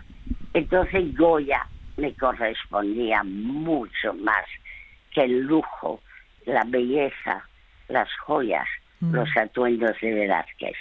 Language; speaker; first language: Spanish; early bilingual, other home language; French